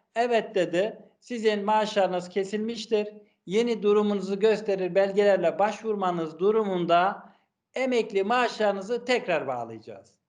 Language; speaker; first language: Turkish; native; Turkish